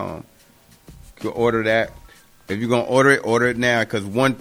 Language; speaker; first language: English; native; English